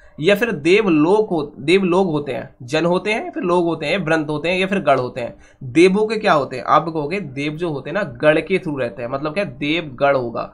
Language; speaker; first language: Hindi; native; Hindi